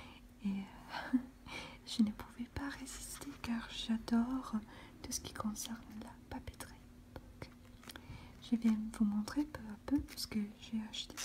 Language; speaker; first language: French; non-native, fluent; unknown